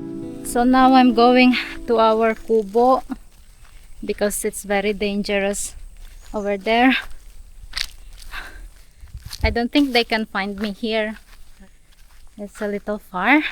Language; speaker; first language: English; non-native, local second language; Filipino